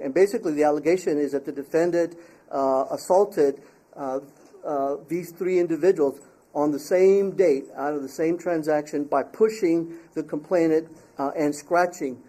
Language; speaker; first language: English; early bilingual, other home language; Spanish